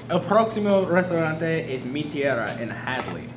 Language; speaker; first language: Spanish; non-native, learner; English